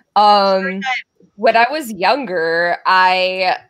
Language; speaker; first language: English; native; English